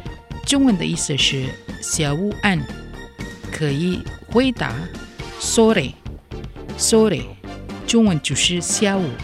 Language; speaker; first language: Chinese; non-native, fluent; Indonesian